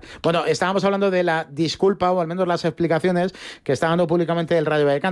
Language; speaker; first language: Spanish; native; Spanish